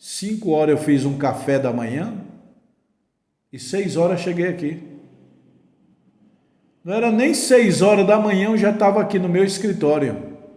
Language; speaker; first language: Portuguese; native; Portuguese